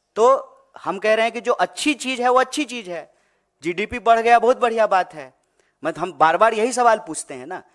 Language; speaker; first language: Hindi; native; Hindi